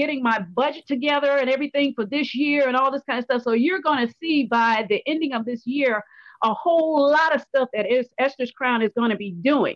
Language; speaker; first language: English; native; English